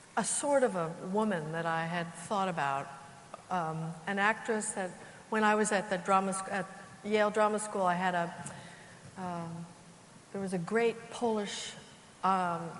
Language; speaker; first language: English; native; English